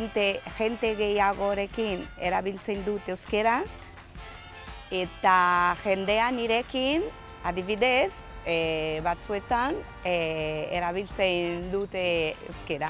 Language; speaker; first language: Basque; non-native, learner; Portuguese